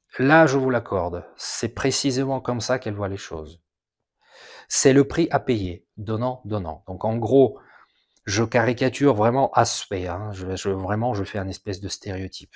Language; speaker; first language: French; non-native, fluent; Russian